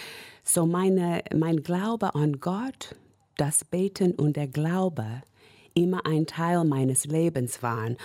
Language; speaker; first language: German; non-native, fluent; English